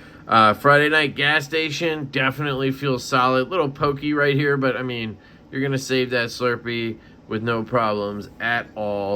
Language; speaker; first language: English; native; English